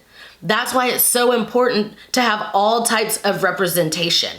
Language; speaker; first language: English; native; English